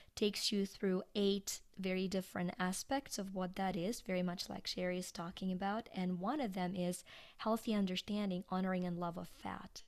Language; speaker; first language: English; non-native, fluent; Ukrainian